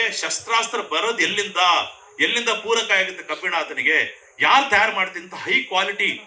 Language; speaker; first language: Kannada; native; Kannada